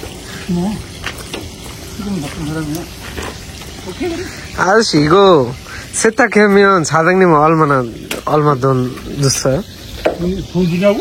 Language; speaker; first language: Korean; non-native, learner; Bangla